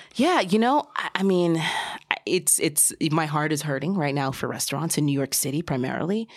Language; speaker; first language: English; early bilingual, other home language; Spanish